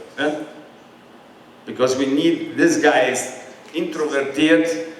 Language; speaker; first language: English; non-native, learner; Polish